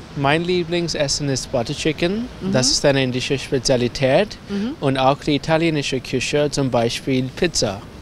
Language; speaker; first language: German; non-native, fluent; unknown